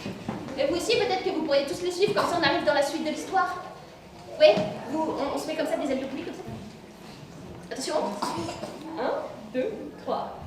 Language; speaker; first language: French; native; French